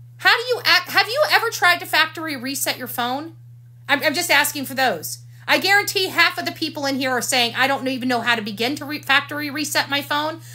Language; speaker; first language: English; native; English